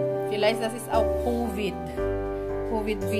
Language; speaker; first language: German; non-native, learner; Filipino